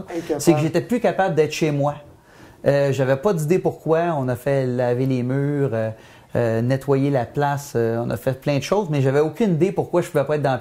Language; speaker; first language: French; native; French